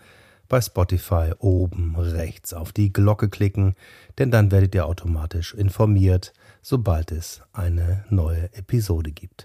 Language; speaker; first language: German; native; German